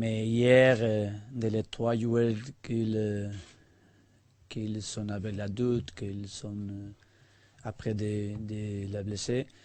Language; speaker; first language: French; non-native, learner; Spanish